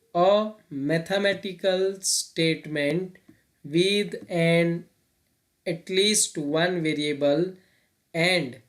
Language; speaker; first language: English; non-native, local second language; Nepali